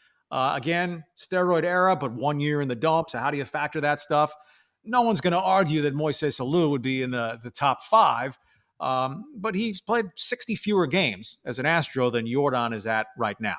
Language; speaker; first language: English; native; English